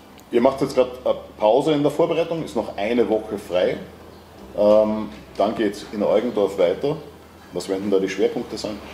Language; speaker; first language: German; native; German